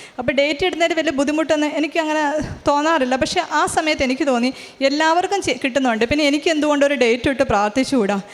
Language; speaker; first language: Malayalam; native; Malayalam